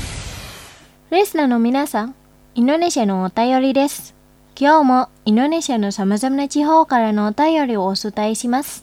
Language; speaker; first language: Japanese; non-native, fluent; Indonesian